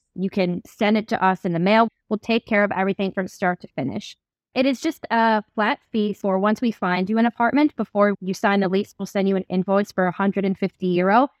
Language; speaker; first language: English; native; English